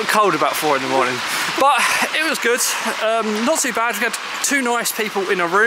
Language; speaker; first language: English; native; English